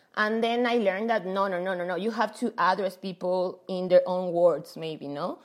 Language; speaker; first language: English; non-native, fluent; Spanish